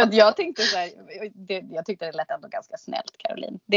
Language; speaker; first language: Swedish; native; Swedish